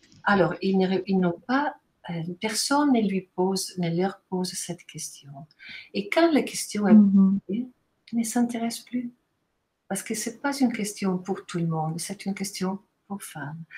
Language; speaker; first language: French; non-native, fluent; Italian